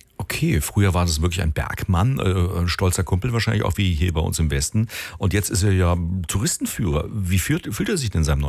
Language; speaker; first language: German; native; German